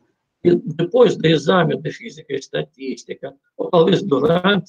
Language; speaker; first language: Portuguese; non-native, fluent; Russian